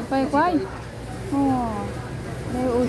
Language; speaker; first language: Chinese; non-native, learner; Filipino